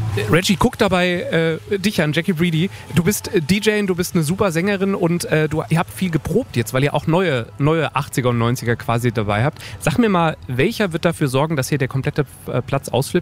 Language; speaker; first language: German; native; German